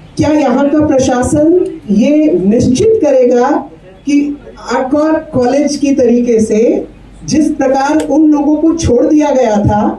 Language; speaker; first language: Hindi; native; Hindi